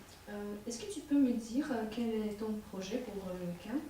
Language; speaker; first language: French; non-native, fluent; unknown